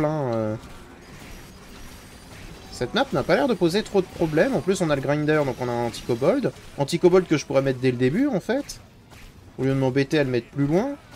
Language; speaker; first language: French; native; French